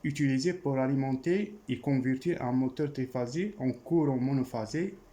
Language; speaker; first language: French; non-native, local second language; Arabic